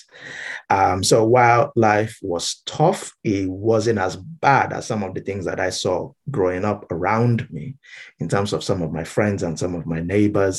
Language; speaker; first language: English; non-native, local second language; Yoruba